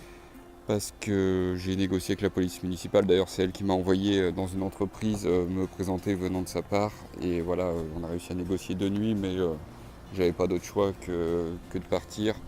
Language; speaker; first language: French; native; French